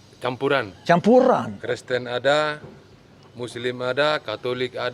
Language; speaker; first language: Indonesian; non-native, local second language; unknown